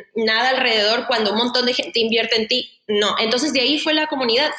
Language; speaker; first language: Spanish; native; Spanish